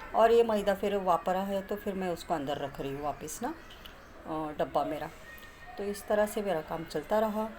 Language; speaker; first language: Hindi; non-native, local second language; Marathi